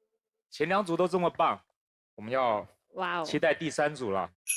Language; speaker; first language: Chinese; native; Chinese